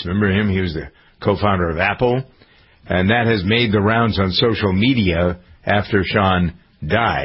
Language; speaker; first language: English; native; English